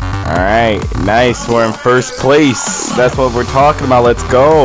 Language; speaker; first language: English; native; English